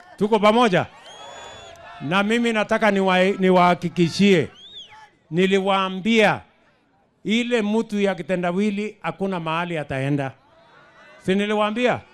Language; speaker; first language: Swahili; non-native, local second language; Kalenjin